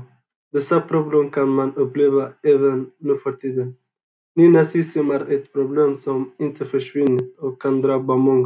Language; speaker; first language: Swedish; non-native, learner; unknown